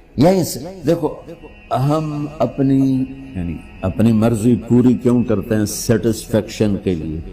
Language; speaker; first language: Urdu; non-native, local second language; Punjabi